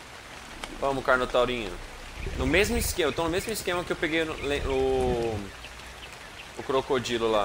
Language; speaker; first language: Portuguese; native; Portuguese